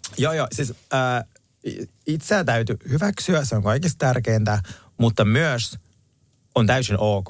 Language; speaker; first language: Finnish; native; Finnish